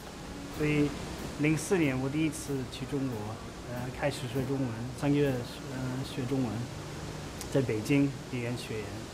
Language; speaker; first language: Chinese; non-native, fluent; Dutch